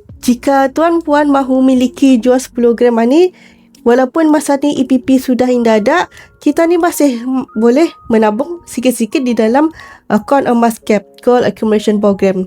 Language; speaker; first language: Malay; native; Malay